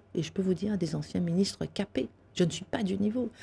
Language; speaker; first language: French; native; French